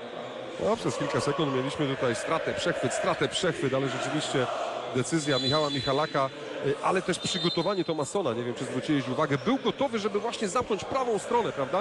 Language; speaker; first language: Polish; native; Polish